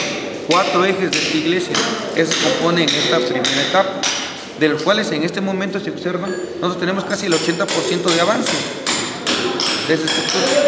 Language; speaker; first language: Spanish; native; Spanish